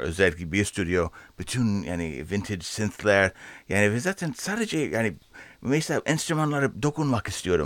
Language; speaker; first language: Turkish; non-native, learner; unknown